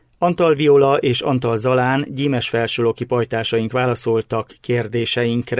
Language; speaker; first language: Hungarian; native; Hungarian